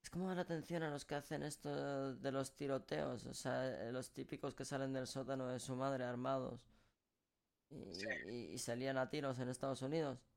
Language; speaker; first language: Spanish; native; Spanish